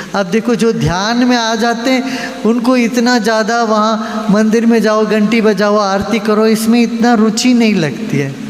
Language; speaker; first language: Hindi; non-native, local second language; Malayalam